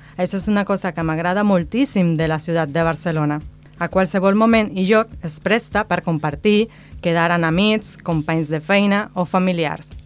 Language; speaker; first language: Catalan; non-native, learner; Spanish